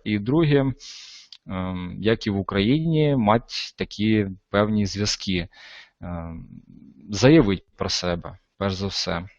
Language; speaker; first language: Ukrainian; non-native, local second language; Russian